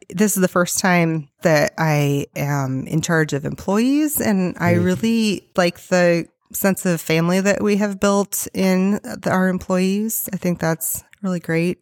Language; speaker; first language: English; native; English